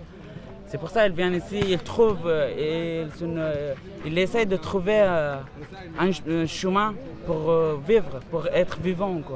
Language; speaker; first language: French; non-native, fluent; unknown